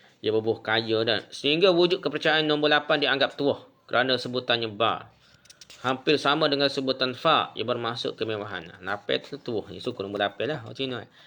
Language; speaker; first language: Malay; native; Malay